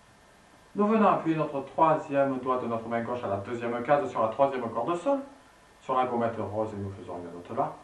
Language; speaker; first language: French; native; French